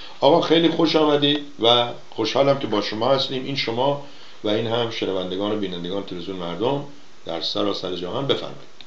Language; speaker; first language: Persian; native; Persian